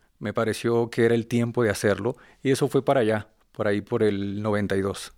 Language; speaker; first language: Spanish; native; Spanish